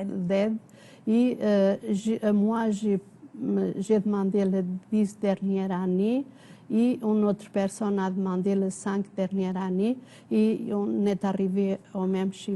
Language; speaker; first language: French; non-native, fluent; Portuguese